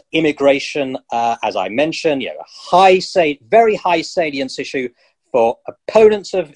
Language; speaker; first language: English; native; English